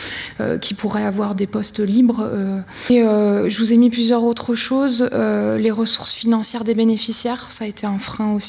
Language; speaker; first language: French; native; French